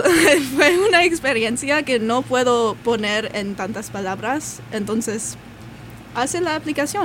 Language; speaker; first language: Spanish; non-native, learner; English